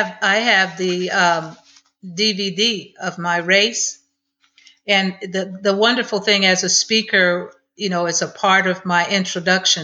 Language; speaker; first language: English; native; English